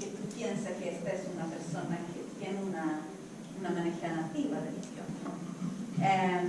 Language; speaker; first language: Spanish; non-native, fluent; Swedish